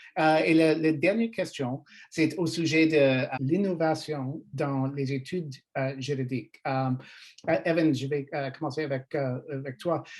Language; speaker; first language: French; non-native, learner; English